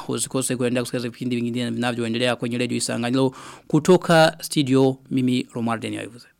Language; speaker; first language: Swahili; non-native, local second language; Rundi